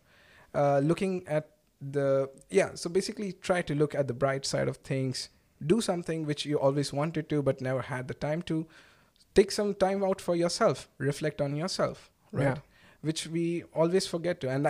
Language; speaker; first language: English; non-native, local second language; Malayalam